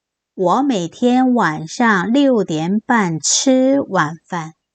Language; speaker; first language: Chinese; non-native, fluent; Korean